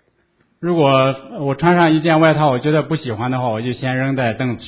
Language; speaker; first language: Chinese; native; Chinese